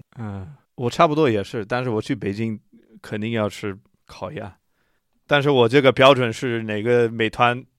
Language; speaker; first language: Chinese; non-native, fluent; English